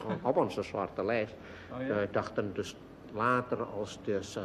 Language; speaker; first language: Dutch; non-native, local second language; Indonesian